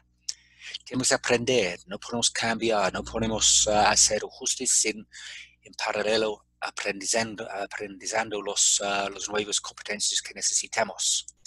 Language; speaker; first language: Spanish; non-native, fluent; English